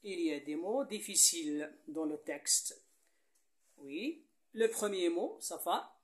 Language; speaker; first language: French; non-native, local second language; Arabic